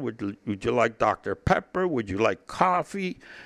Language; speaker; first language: English; early bilingual, other home language; Spanish